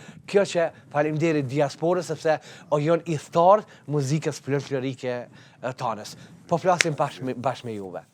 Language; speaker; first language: Albanian; native; Albanian